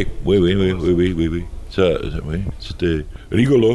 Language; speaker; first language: French; non-native, fluent; Dutch